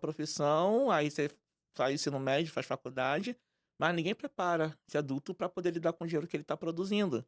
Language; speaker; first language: Portuguese; native; Portuguese